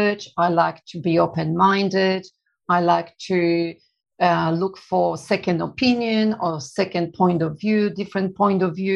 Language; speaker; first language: English; non-native, fluent; Polish